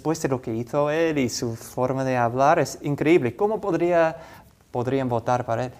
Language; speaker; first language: Spanish; non-native, fluent; English